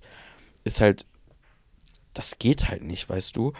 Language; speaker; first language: German; early bilingual, other home language; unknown